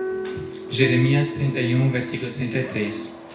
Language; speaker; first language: Portuguese; non-native, fluent; German